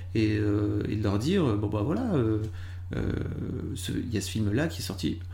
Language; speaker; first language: French; native; French